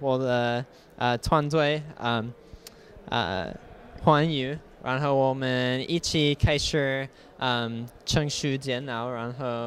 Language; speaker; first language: Chinese; non-native, learner; English